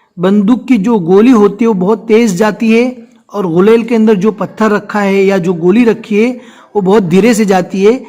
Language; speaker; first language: Urdu; non-native, local second language; Gujarati